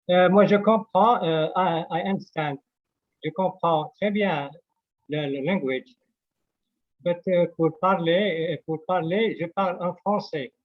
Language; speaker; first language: French; non-native, local second language; Arabic